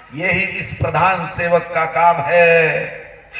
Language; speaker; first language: Hindi; non-native, local second language; Marathi